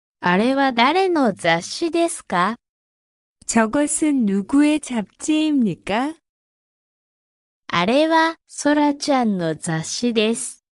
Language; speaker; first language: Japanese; non-native, fluent; Korean